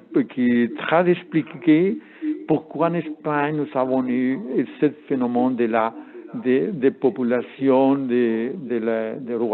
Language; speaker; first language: French; non-native, learner; Spanish